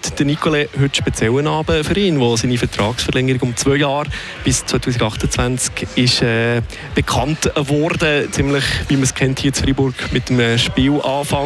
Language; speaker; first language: German; native; German